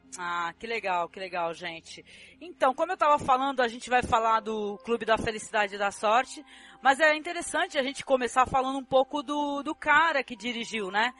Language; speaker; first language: Portuguese; native; Portuguese